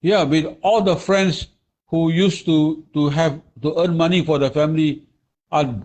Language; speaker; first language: English; non-native, local second language; Malay